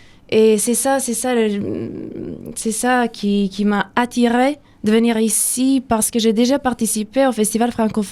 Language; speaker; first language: French; non-native, fluent; Serbian